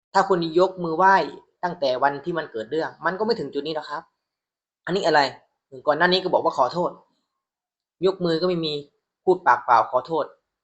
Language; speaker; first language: Thai; native; Thai